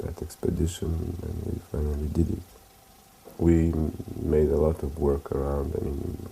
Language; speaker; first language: English; non-native, fluent; Lithuanian